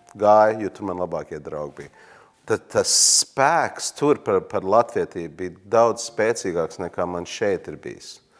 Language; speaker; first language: Latvian; early bilingual, heritage; Latvian